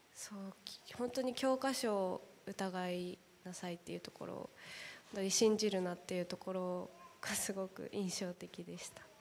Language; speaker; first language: Japanese; native; Japanese